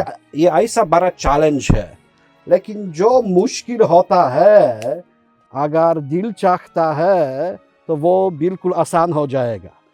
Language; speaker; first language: Hindi; non-native, fluent; Polish